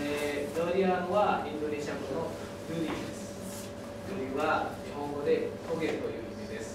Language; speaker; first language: Japanese; non-native, learner; Indonesian